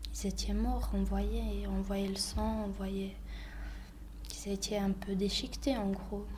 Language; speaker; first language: French; early bilingual, other home language; Bosnian